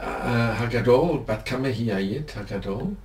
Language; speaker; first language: Hebrew; non-native, learner; English